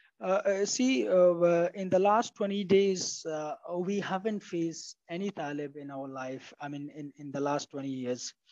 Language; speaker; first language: English; non-native, fluent; Pashto